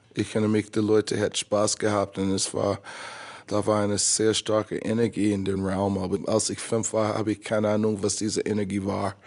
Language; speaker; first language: German; non-native, fluent; English